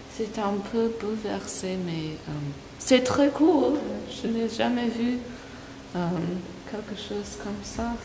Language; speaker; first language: French; non-native, learner; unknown